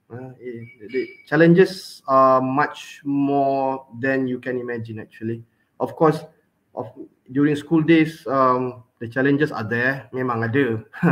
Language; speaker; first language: English; non-native, local second language; Malay